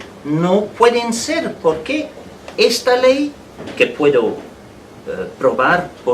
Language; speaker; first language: Spanish; non-native, fluent; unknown